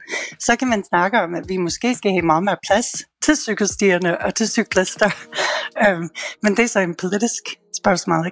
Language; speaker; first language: Danish; non-native, fluent; English